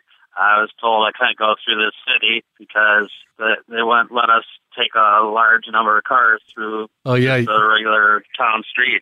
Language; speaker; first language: English; native; English